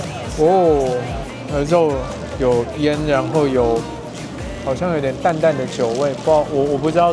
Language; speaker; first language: Chinese; native; Chinese